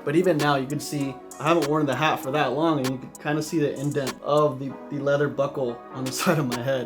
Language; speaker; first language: English; native; English